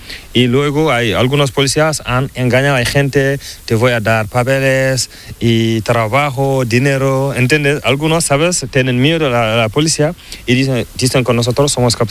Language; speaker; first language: Spanish; non-native, learner; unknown